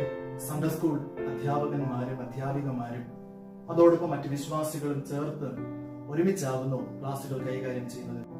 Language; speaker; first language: Malayalam; native; Malayalam